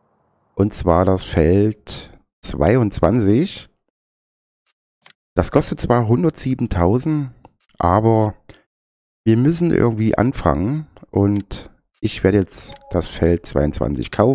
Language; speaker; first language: German; native; German